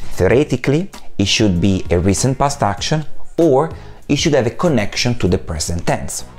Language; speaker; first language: English; non-native, fluent; Italian